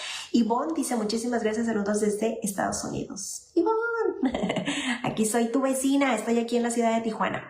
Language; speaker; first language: Spanish; native; Spanish